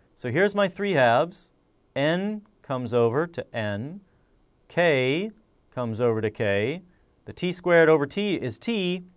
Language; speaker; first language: English; native; English